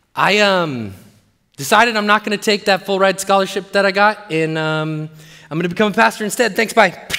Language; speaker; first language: English; native; English